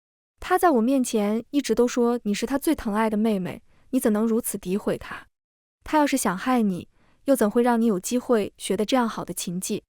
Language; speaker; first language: Chinese; native; Chinese